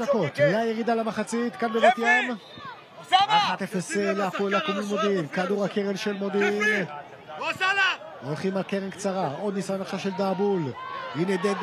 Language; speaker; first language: Hebrew; native; Hebrew